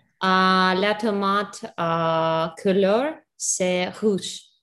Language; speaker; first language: French; non-native, learner; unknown